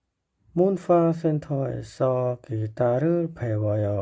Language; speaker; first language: Korean; non-native, fluent; Khmer